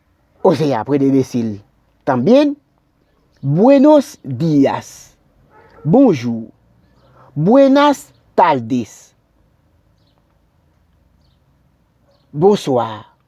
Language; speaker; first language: Spanish; non-native, learner; Haitian Creole